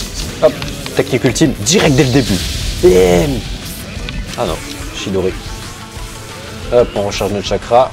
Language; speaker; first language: French; early bilingual, other home language; Vietnamese